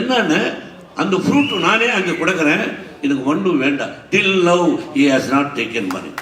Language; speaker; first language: Tamil; non-native, learner; Telugu